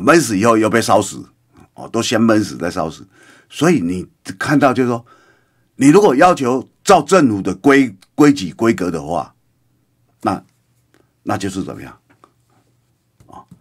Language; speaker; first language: Chinese; native; Chinese